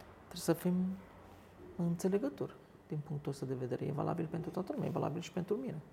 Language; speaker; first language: Romanian; early bilingual, other home language; Turkish